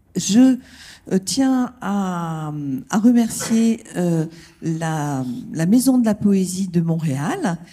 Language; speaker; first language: French; native; French